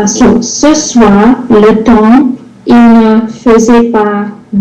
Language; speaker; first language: French; non-native, learner; English